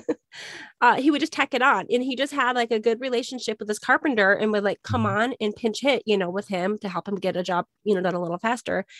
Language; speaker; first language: English; native; English